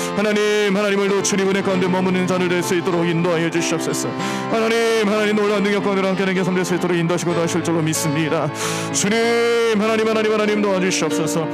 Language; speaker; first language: Korean; native; Korean